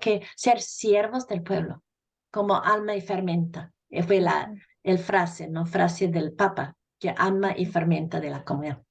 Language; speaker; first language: Spanish; non-native, fluent; English